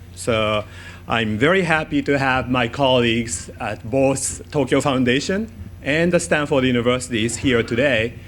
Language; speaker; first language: English; non-native, fluent; Japanese